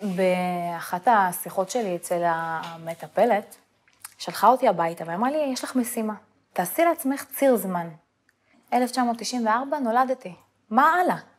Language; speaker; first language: Hebrew; early bilingual, other home language; Russian